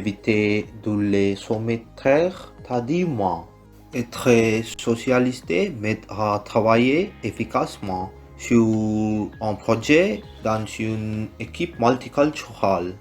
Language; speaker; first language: French; non-native, learner; Tamil